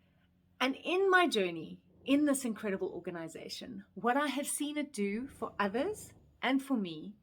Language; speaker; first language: English; native; English